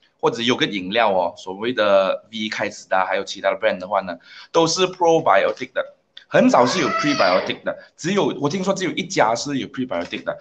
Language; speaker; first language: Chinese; non-native, local second language; English